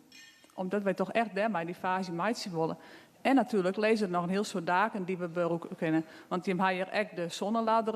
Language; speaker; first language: Dutch; non-native, local second language; Western Frisian